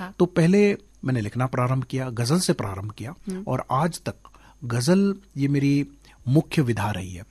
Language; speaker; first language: Hindi; non-native, local second language; Sindhi